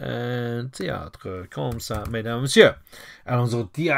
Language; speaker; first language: French; non-native, fluent; English